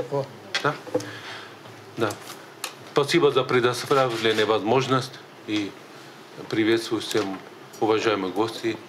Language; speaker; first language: Russian; native; Russian